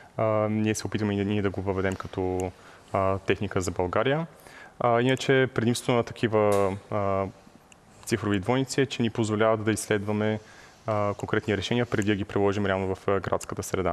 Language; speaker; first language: Bulgarian; native; Bulgarian